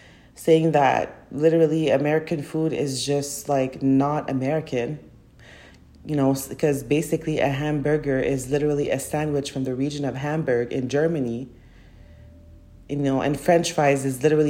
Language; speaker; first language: English; native; English